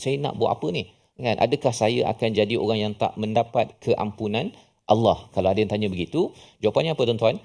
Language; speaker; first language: Malay; native; Malay